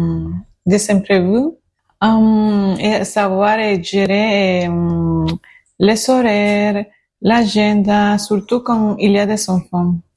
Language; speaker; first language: French; non-native, learner; Spanish